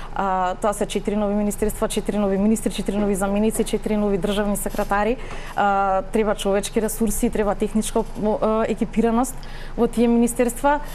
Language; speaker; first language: Macedonian; native; Macedonian